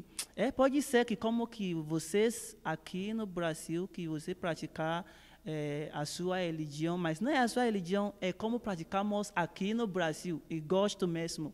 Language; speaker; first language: Portuguese; non-native, learner; Yoruba